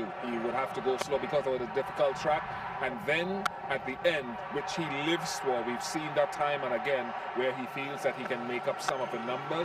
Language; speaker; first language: English; native; English